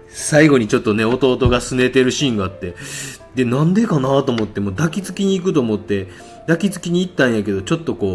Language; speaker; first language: Japanese; native; Japanese